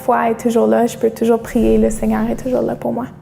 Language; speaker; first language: French; native; French